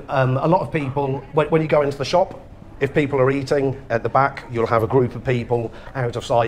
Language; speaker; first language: English; non-native, fluent; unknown